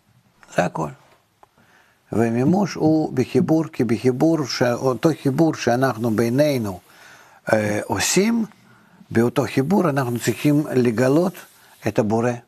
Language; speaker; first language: Hebrew; non-native, fluent; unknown